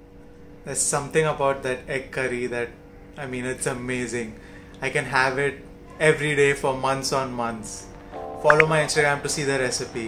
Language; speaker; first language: English; non-native, local second language; Hindi